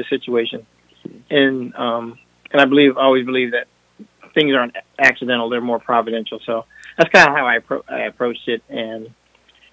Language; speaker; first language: English; non-native, fluent; French